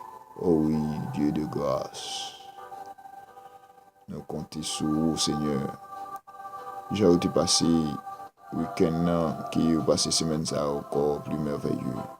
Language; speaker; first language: French; non-native, local second language; Haitian Creole